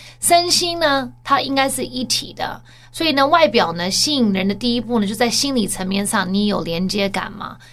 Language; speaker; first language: Chinese; native; Chinese